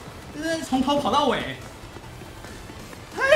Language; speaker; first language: Chinese; native; Chinese